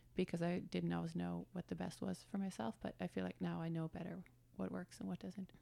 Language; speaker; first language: English; early bilingual, other home language; German